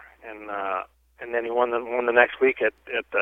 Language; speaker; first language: English; native; English